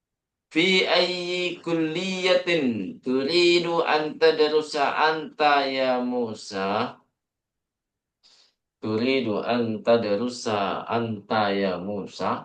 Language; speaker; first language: Arabic; non-native, fluent; Indonesian